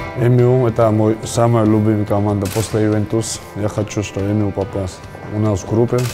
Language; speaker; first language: Russian; non-native, learner; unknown